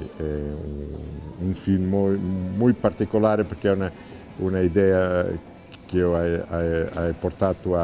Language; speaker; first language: Italian; non-native, learner; Portuguese